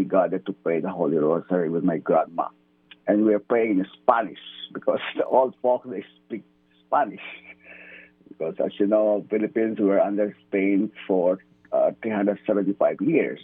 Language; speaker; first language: English; non-native, local second language; Filipino